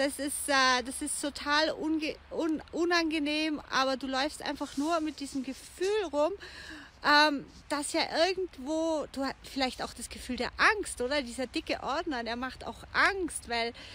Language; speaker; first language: German; native; German